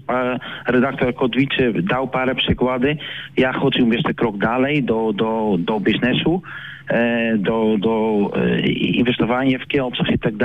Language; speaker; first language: Polish; non-native, learner; Dutch